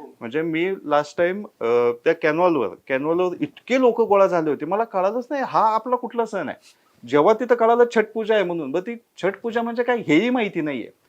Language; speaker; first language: Marathi; native; Marathi